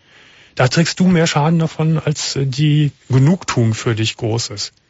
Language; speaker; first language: German; native; German